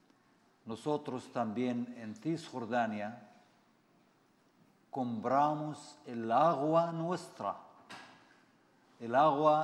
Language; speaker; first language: Spanish; non-native, fluent; Arabic